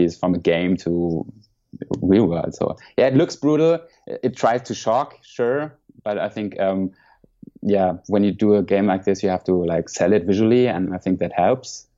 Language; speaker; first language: English; non-native, fluent; German